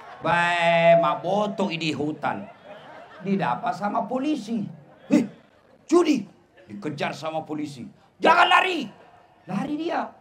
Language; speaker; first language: Indonesian; non-native, local second language; Buginese